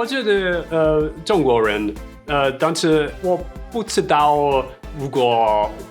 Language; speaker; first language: Chinese; non-native, fluent; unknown